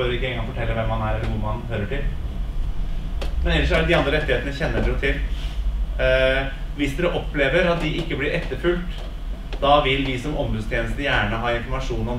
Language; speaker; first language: Norwegian; native; Norwegian